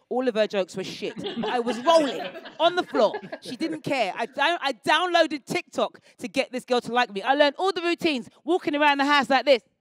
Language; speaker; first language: English; native; English